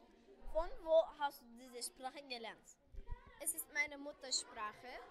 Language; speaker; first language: German; early bilingual, other home language; Turkish